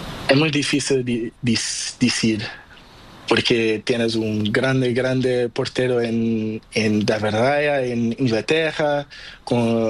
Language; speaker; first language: Spanish; non-native, learner; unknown